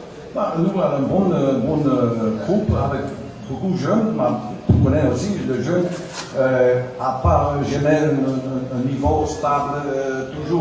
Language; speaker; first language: French; non-native, learner; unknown